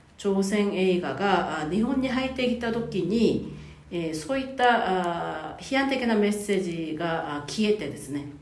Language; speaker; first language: Japanese; non-native, fluent; Korean